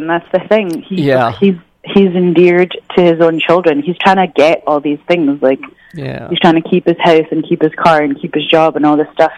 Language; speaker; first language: English; native; English